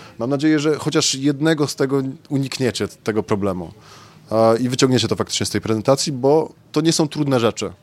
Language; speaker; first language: Polish; native; Polish